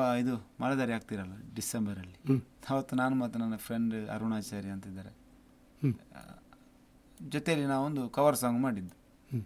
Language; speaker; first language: Kannada; native; Kannada